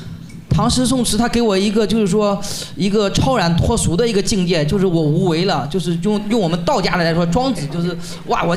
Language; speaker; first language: Chinese; native; Chinese